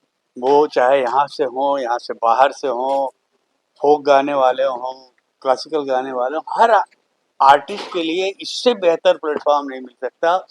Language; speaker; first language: Hindi; native; Hindi